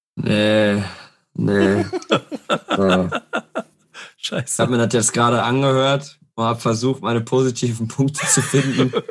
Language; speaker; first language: German; native; German